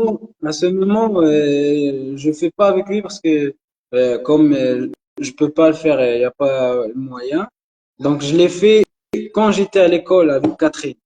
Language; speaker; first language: French; non-native, local second language; Arabic